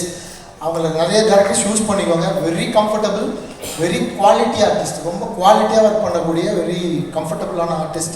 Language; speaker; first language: Tamil; native; Tamil